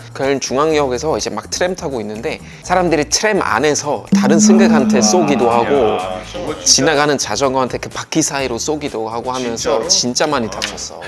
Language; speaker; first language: Korean; non-native, fluent; German